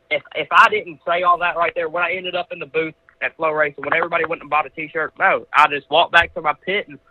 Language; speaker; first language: English; native; English